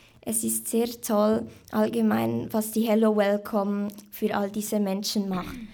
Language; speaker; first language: German; native; German